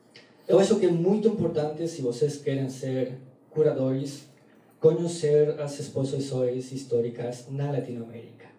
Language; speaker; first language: Portuguese; non-native, learner; Galician